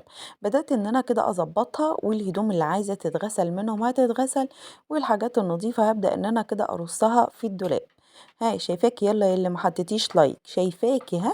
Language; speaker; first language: Arabic; native; Arabic